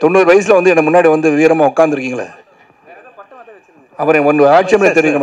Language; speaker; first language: Tamil; native; Tamil